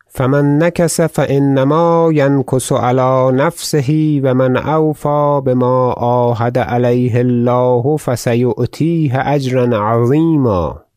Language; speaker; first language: Arabic; non-native, fluent; Persian